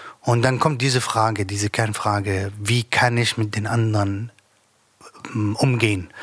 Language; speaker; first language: German; non-native, learner; Arabic